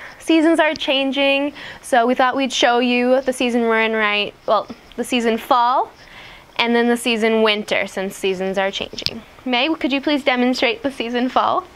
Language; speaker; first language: English; native; English